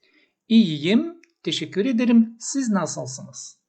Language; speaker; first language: Turkish; non-native, learner; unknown